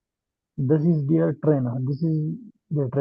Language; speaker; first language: English; non-native, learner; Urdu